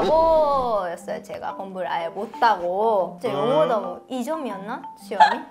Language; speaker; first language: Korean; non-native, fluent; Japanese